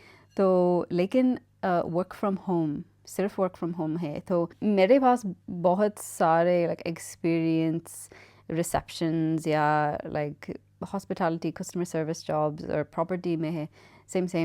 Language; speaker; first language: Hindi; non-native, learner; English